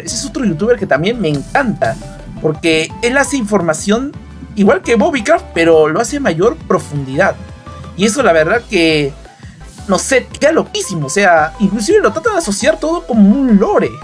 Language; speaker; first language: Spanish; native; Spanish